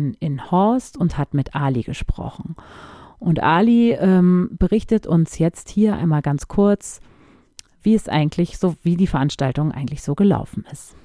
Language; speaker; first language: German; native; German